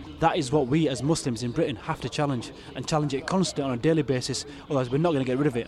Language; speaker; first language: English; native; English